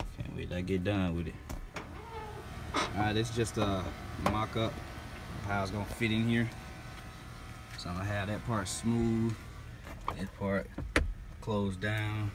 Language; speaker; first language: English; native; English